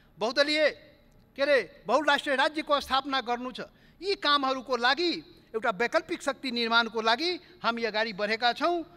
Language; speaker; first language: Nepali; non-native, local second language; Maithili